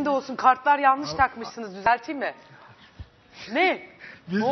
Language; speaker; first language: Turkish; native; Turkish